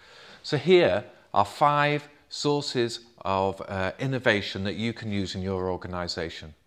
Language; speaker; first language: English; native; English